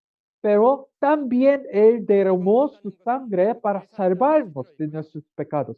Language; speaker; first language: Spanish; non-native, learner; Korean